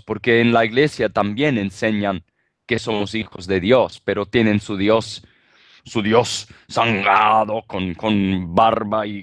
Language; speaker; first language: Spanish; non-native, fluent; Italian